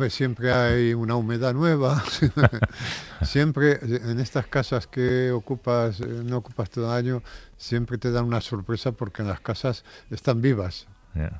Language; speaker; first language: Spanish; native; Spanish